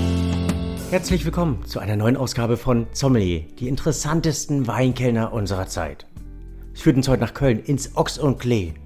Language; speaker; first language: German; native; German